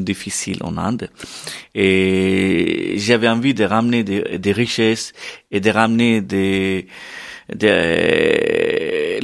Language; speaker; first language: French; non-native, learner; Hindi